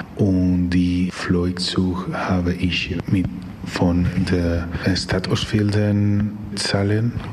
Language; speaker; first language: German; non-native, learner; Spanish